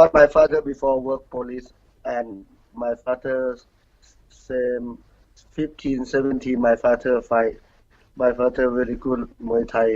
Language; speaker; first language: English; non-native, learner; Thai